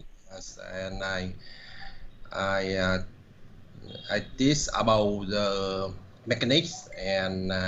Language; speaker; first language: English; non-native, learner; Vietnamese